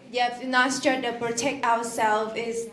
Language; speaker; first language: English; non-native, learner; Vietnamese